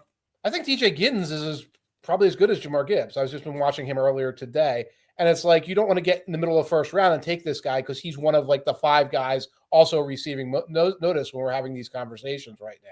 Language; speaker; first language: English; native; English